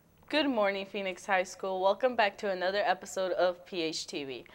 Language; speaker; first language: English; early bilingual, other home language; Spanish